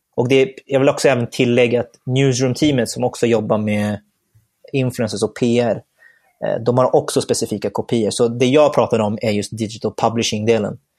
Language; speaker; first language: Swedish; early bilingual, other home language; Bangla